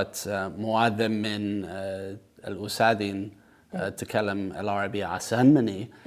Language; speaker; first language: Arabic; non-native, learner; English